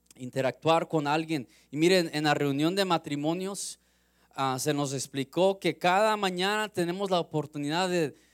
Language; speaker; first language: Spanish; early bilingual, heritage; Spanish